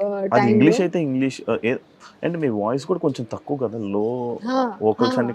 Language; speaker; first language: Telugu; native; Telugu